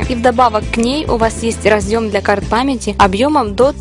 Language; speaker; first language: Russian; native; Russian